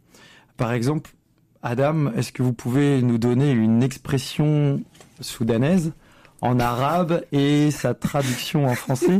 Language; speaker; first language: French; native; French